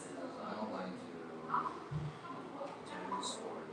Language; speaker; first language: English; non-native, learner; Chinese